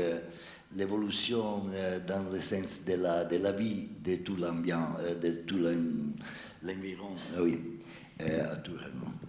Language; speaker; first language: French; non-native, fluent; Italian